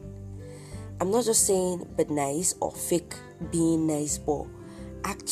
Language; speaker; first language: English; non-native, local second language; Yoruba